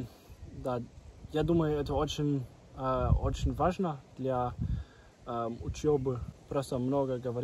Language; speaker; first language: Russian; non-native, learner; German